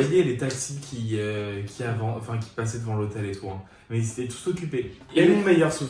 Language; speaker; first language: French; native; French